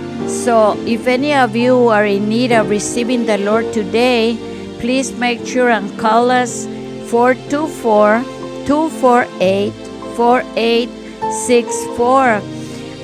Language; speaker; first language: English; early bilingual, other home language; Spanish